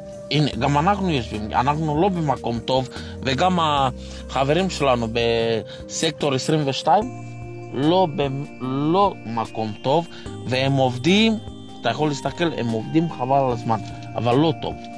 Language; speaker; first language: Hebrew; non-native, fluent; Romanian